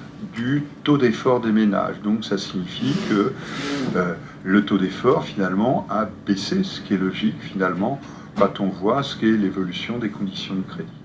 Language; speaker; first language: French; native; French